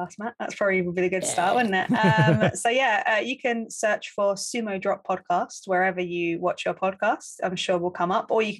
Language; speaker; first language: English; native; English